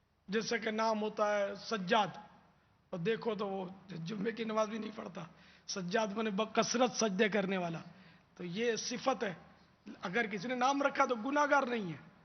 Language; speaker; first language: Urdu; native; Urdu